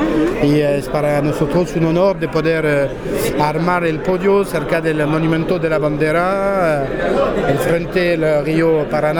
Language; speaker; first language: Spanish; non-native, fluent; French